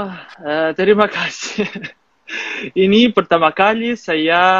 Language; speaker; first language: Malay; non-native, fluent; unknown